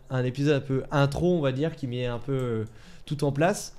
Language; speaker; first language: French; native; French